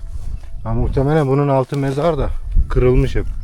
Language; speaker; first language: Turkish; native; Turkish